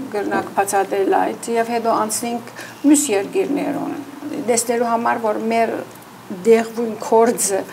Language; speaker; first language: Armenian; native; Armenian